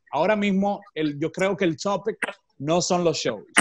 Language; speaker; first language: Spanish; native; Spanish